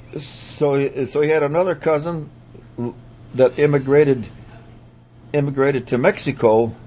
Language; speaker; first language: English; native; English